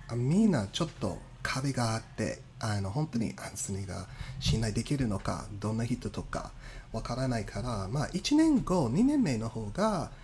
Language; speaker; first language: Japanese; non-native, fluent; English